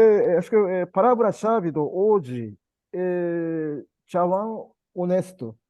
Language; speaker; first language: Portuguese; non-native, learner; Japanese